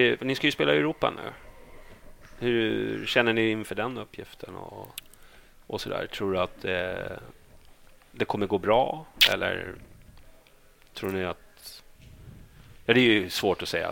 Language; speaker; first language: Swedish; native; Swedish